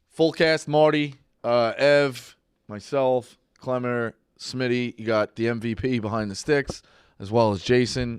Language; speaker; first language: English; native; English